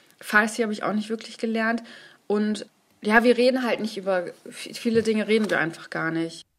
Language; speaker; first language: German; early bilingual, other home language; Persian